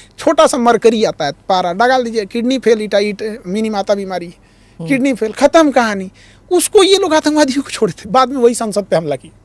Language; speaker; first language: Hindi; native; Hindi